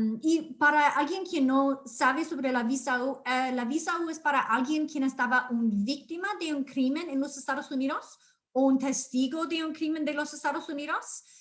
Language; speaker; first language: Spanish; non-native, fluent; English